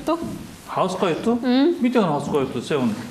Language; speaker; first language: Finnish; non-native, learner; Korean